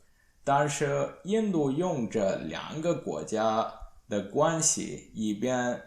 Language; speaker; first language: Chinese; non-native, learner; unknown